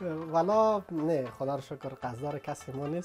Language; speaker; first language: Persian; native; Persian